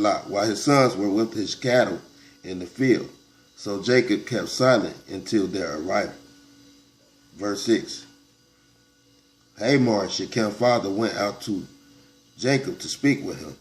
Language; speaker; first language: English; native; English